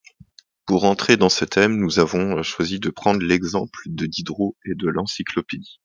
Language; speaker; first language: French; native; French